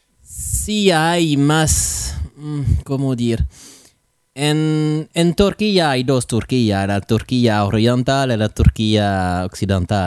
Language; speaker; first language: Spanish; non-native, learner; French